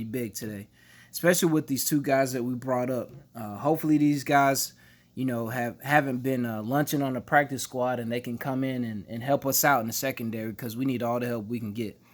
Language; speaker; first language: English; native; English